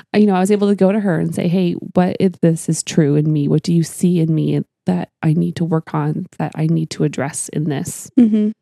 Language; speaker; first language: English; native; English